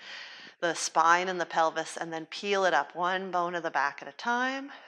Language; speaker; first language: English; native; English